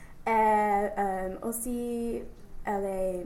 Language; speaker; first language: French; non-native, learner; English